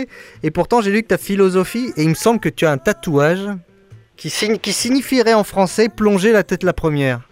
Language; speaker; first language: French; native; French